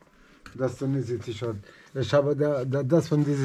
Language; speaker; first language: German; non-native, learner; Arabic